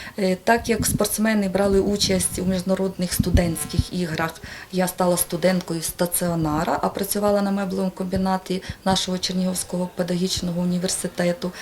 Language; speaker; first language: Ukrainian; native; Ukrainian